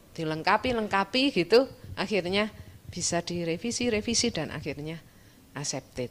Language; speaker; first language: Indonesian; non-native, local second language; Javanese